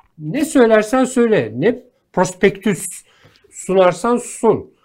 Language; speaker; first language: Turkish; native; Turkish